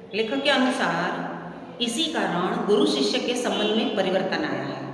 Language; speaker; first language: Hindi; non-native, local second language; Gujarati